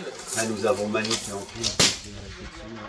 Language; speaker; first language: French; native; French